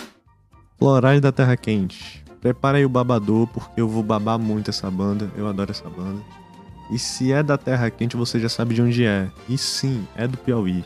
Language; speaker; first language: Portuguese; native; Portuguese